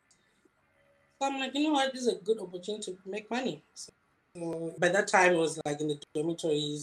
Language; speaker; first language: English; non-native, local second language; Shona